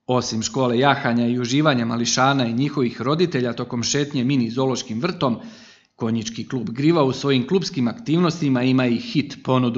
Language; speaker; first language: Serbian; native; Serbian